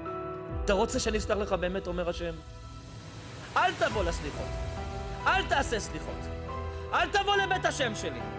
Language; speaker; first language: Hebrew; native; Hebrew